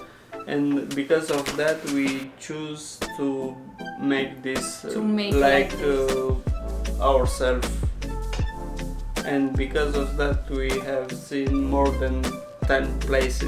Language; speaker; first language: English; non-native, learner; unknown